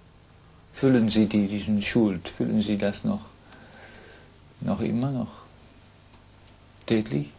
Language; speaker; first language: German; non-native, learner; Dutch